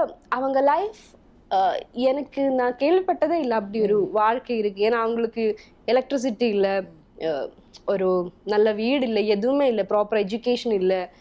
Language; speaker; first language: Tamil; non-native, local second language; Malayalam